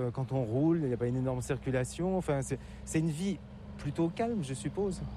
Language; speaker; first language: French; native; French